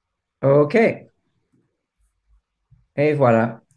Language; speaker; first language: French; non-native, fluent; English